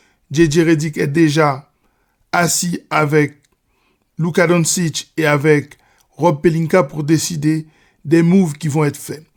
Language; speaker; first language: French; native; French